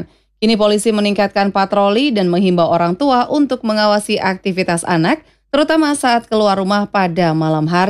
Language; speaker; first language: Indonesian; native; Indonesian